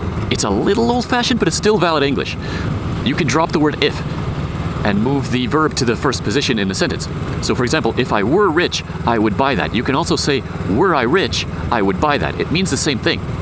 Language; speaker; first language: English; native; English